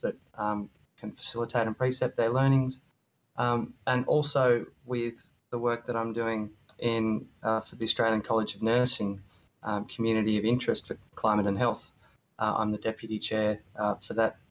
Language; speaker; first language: English; native; English